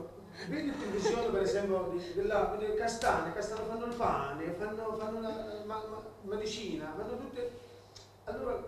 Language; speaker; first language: Italian; non-native, learner; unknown